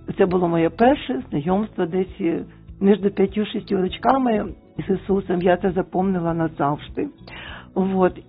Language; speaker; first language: Ukrainian; non-native, local second language; Russian